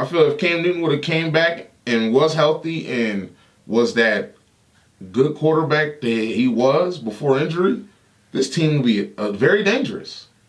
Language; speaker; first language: English; native; English